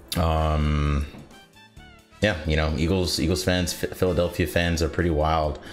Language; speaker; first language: English; native; English